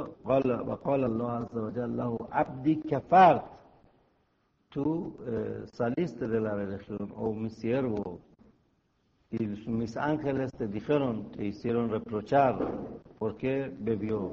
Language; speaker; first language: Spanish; non-native, fluent; Persian